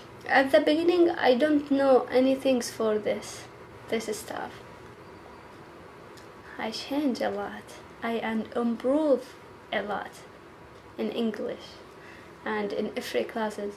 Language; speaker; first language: English; non-native, learner; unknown